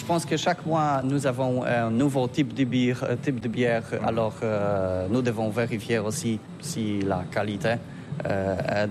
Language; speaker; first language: French; non-native, learner; Polish